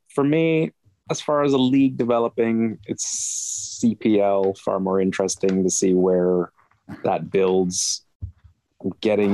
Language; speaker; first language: English; native; English